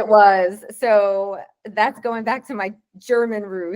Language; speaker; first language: English; native; English